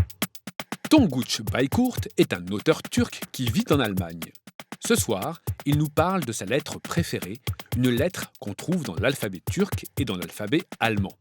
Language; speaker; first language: French; native; French